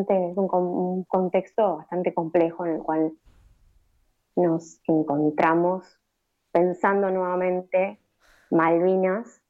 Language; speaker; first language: Spanish; native; Spanish